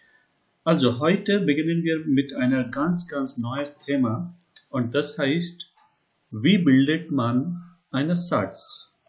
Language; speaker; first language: German; non-native, learner; Hindi